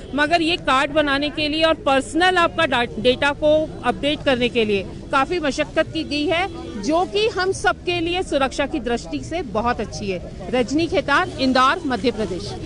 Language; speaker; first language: Hindi; native; Hindi